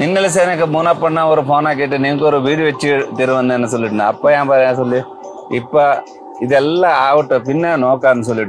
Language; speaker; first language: Malayalam; non-native, learner; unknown